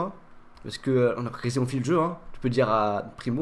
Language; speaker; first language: French; native; French